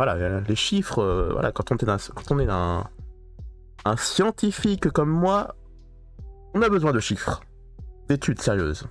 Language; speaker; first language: French; native; French